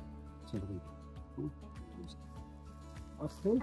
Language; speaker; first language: French; non-native, learner; Aymara